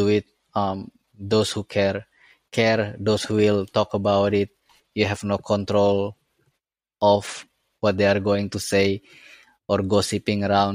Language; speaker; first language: English; non-native, fluent; Indonesian